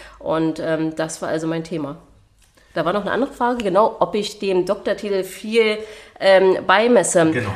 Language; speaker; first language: German; native; German